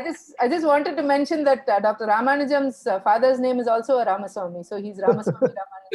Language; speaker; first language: English; non-native, local second language; Tamil